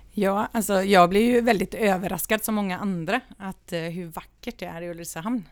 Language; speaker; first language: Swedish; native; Swedish